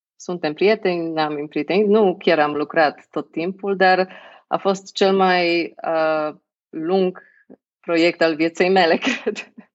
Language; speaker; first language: Romanian; non-native, fluent; Polish